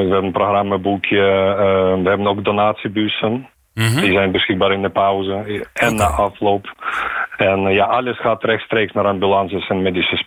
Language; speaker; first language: Dutch; non-native, fluent; Ukrainian